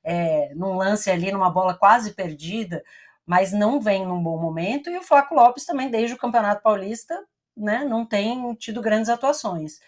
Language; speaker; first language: Portuguese; native; Portuguese